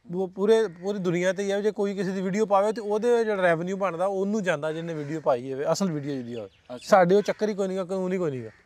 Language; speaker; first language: Punjabi; native; Punjabi